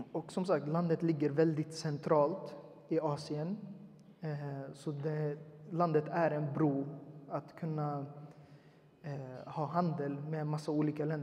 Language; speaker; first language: Swedish; early bilingual, other home language; Uyghur